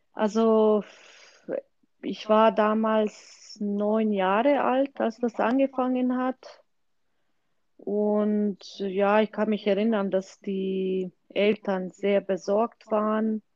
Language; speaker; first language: German; non-native, fluent; Croatian